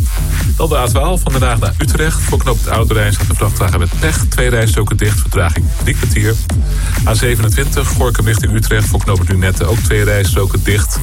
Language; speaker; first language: Dutch; native; Dutch